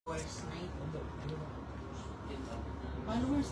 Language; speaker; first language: Filipino; non-native, local second language; Cebuano